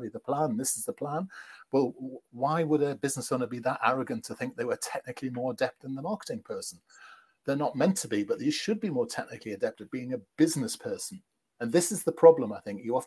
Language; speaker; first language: English; native; English